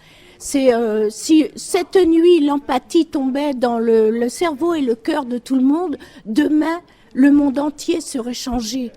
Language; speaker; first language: French; native; French